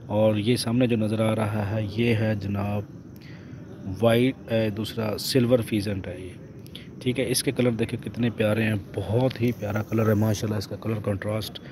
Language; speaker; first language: Urdu; non-native, local second language; Punjabi